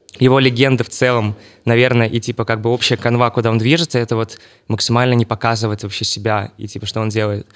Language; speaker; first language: Russian; native; Russian